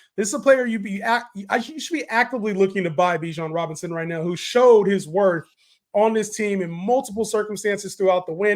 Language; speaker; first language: English; native; English